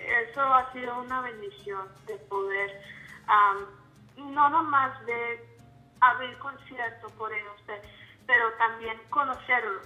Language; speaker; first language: Spanish; early bilingual, heritage; Spanish